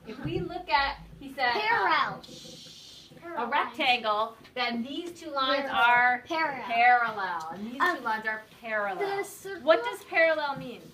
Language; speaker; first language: English; native; English